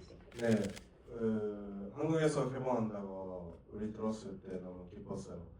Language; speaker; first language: Korean; non-native, learner; Japanese